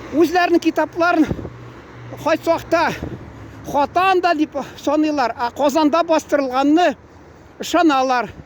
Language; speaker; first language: Tatar; early bilingual, heritage; Tatar